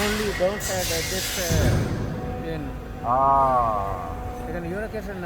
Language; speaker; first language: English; non-native, learner; Hindi